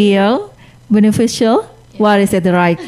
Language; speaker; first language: English; non-native, learner; Indonesian